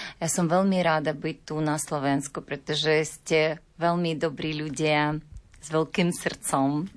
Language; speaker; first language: Slovak; non-native, learner; Ukrainian